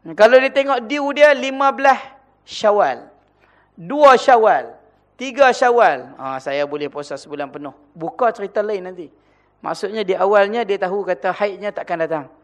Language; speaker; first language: Malay; native; Malay